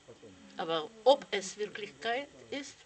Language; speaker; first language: German; non-native, fluent; Russian